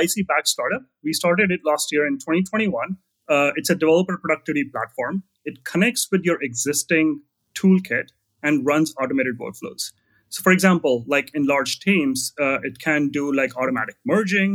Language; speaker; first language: English; non-native, local second language; Hindi